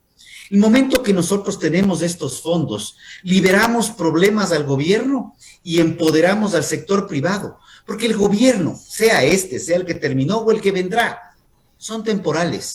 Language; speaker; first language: Spanish; native; Spanish